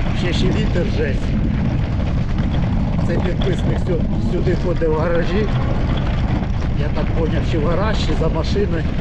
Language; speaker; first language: Ukrainian; native; Ukrainian